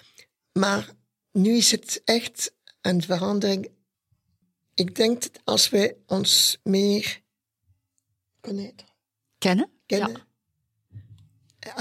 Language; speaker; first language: Dutch; non-native, local second language; French